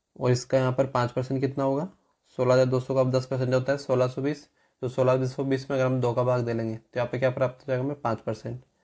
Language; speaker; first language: Hindi; native; Hindi